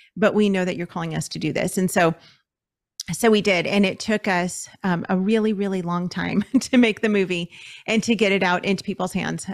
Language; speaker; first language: English; native; English